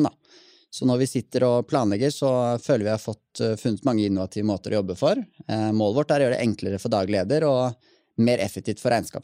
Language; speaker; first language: Norwegian; native; Norwegian